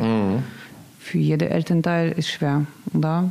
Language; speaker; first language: German; non-native, learner; Russian